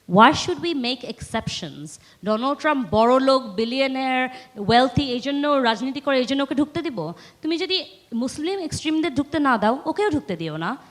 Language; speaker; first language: Bangla; early bilingual, heritage; Bangla